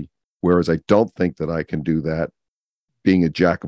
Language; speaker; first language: English; native; English